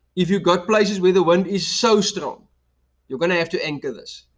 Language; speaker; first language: English; non-native, local second language; Afrikaans